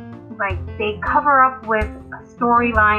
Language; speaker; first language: English; non-native, local second language; Hindi